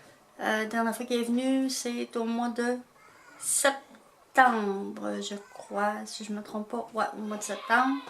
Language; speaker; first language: French; native; French